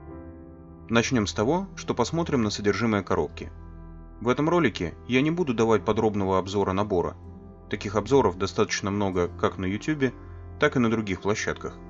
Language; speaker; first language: Russian; native; Russian